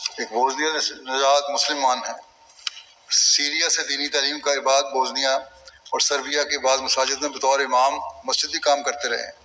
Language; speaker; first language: Urdu; native; Urdu